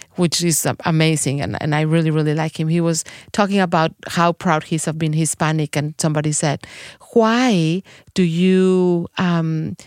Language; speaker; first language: English; non-native, fluent; Spanish